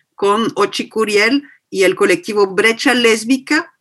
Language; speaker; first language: Spanish; non-native, fluent; French